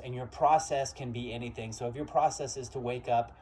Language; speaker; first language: English; native; English